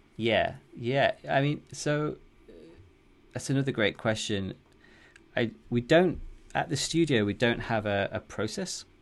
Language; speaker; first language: English; native; English